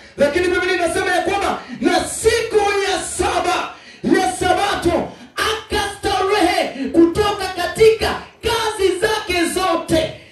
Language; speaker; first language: Swahili; non-native, local second language; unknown